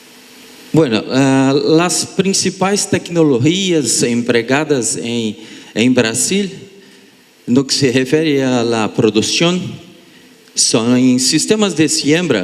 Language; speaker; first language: Spanish; non-native, learner; Portuguese